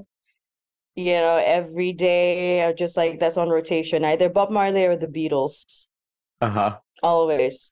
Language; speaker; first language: English; non-native, local second language; Malay